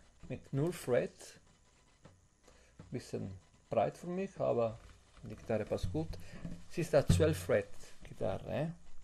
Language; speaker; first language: German; non-native, fluent; Italian